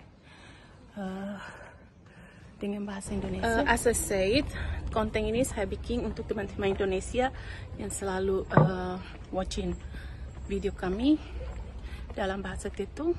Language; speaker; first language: Indonesian; non-native, local second language; Tetum